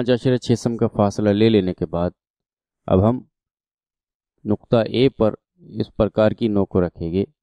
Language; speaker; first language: Urdu; native; Urdu